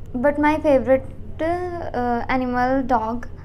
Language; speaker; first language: English; non-native, local second language; Punjabi